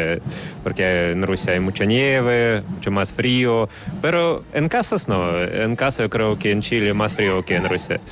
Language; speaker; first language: Spanish; non-native, learner; Russian